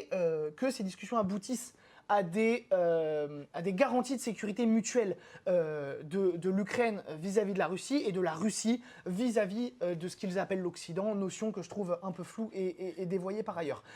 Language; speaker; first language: French; native; French